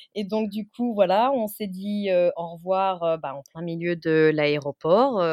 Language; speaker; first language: French; native; French